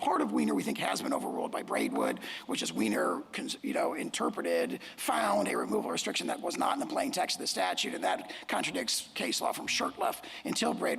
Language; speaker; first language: English; native; English